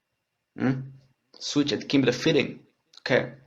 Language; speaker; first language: English; non-native, learner; French